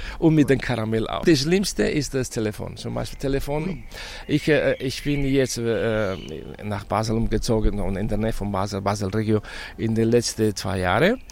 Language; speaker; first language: German; non-native, fluent; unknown